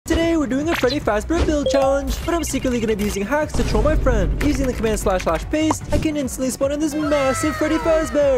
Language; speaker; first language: English; native; English